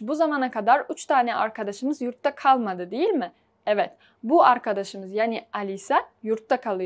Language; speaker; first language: Turkish; non-native, fluent; Uzbek